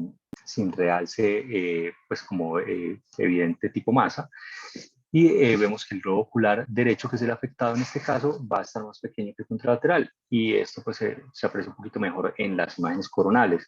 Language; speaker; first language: Spanish; native; Spanish